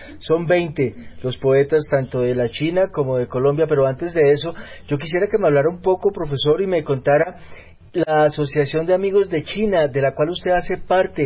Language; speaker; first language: Spanish; native; Spanish